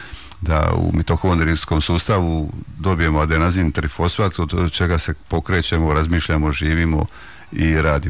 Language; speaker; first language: Croatian; native; Croatian